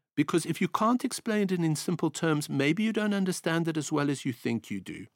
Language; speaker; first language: English; native; English